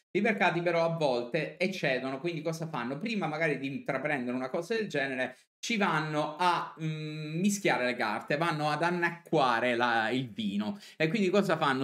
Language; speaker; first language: Italian; native; Italian